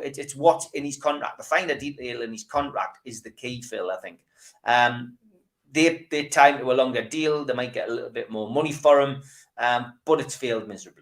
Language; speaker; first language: English; native; English